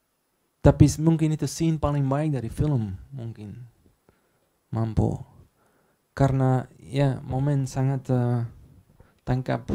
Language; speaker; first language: Indonesian; non-native, learner; Dutch